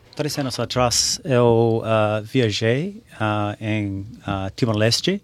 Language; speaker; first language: Portuguese; non-native, learner; English